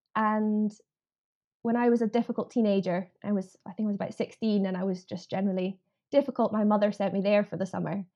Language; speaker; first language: English; native; English